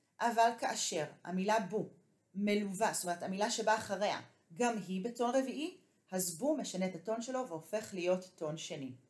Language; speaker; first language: Hebrew; native; Hebrew